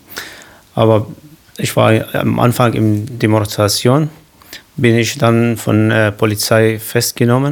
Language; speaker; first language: German; non-native, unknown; Kurdish